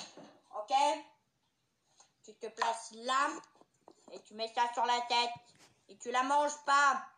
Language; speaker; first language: French; native; French